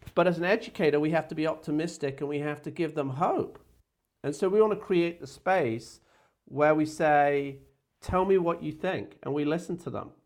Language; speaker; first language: English; native; English